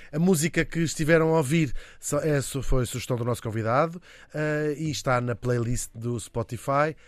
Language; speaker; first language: Portuguese; native; Portuguese